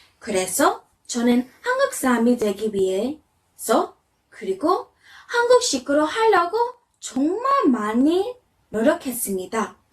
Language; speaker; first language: Korean; non-native, fluent; English